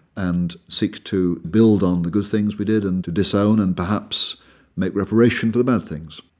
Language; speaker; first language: English; native; English